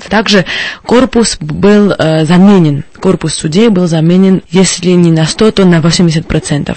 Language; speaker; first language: Russian; non-native, local second language; Georgian